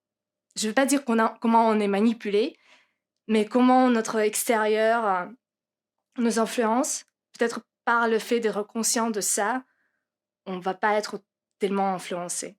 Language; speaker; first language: French; non-native, fluent; Russian